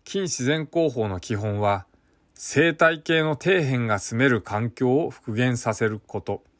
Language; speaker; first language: Japanese; native; Japanese